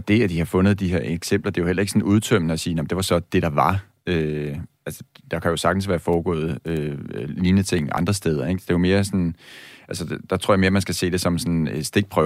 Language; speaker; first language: Danish; native; Danish